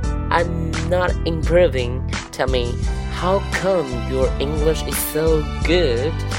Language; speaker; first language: English; non-native, fluent; Chinese